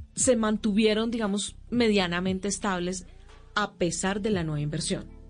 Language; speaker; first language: Spanish; native; Spanish